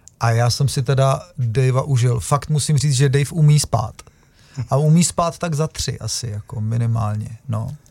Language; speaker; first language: Czech; native; Czech